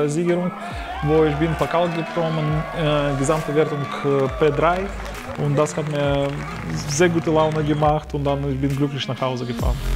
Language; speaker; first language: German; non-native, learner; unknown